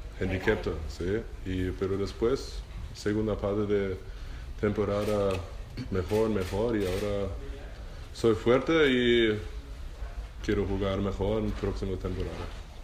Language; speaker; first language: Spanish; non-native, learner; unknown